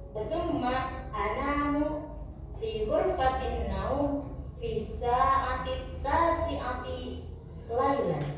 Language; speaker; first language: Arabic; non-native, learner; Indonesian